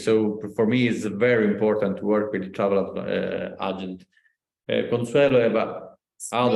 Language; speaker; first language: English; non-native, learner; Italian